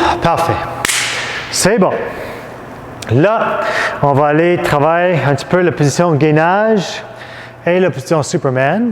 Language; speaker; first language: French; non-native, fluent; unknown